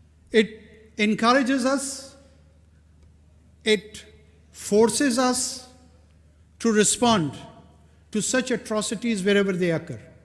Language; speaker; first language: English; non-native, local second language; Pashto